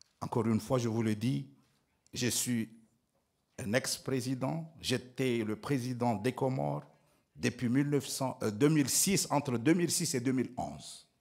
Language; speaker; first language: French; non-native, local second language; Ngazidja Comorian